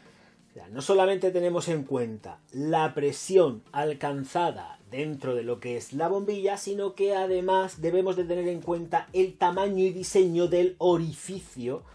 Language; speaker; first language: Spanish; native; Spanish